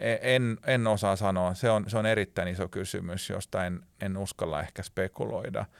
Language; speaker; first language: Finnish; non-native, local second language; Swedish